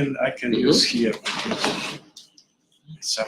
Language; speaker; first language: English; non-native, local second language; Malay